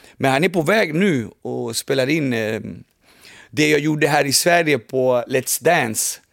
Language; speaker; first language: Swedish; early bilingual, other home language; Spanish